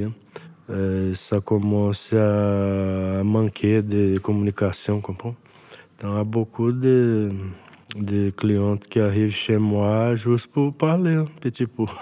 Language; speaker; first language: French; non-native, learner; Portuguese